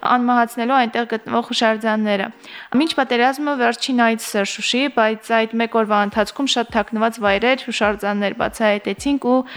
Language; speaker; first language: Armenian; native; Armenian